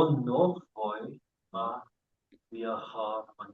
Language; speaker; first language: Spanish; non-native, learner; English